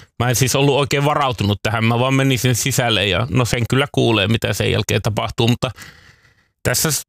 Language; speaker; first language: Finnish; native; Finnish